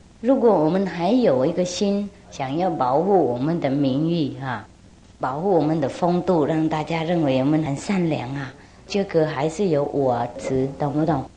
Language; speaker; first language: Chinese; non-native, fluent; Vietnamese